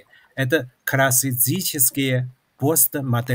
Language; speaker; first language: Russian; non-native, fluent; Chinese